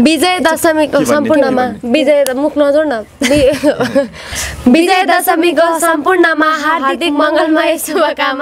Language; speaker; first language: Nepali; native; Nepali